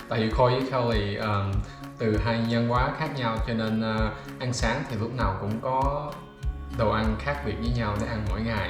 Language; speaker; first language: Vietnamese; early bilingual, heritage; Vietnamese